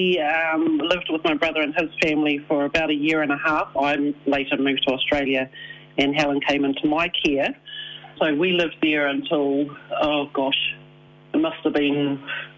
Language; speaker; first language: English; native; English